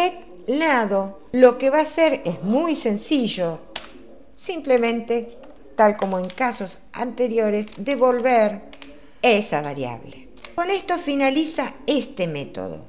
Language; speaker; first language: Spanish; native; Spanish